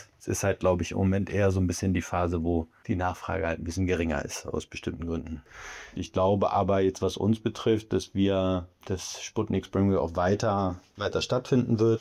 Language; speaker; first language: German; native; German